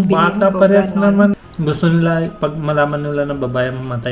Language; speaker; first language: Filipino; non-native, learner; Punjabi